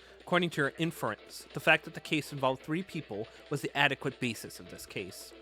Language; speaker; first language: English; native; English